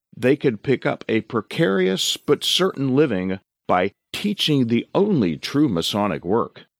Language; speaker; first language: English; native; English